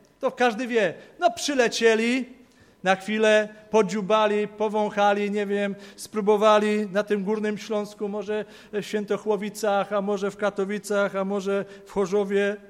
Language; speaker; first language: Polish; native; Polish